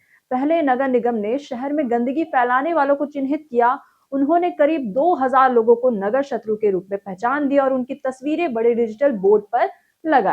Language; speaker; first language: Hindi; native; Hindi